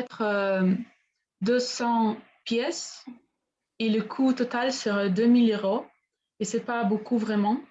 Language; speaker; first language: French; non-native, learner; Spanish